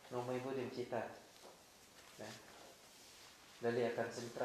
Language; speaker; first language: Russian; non-native, learner; Thai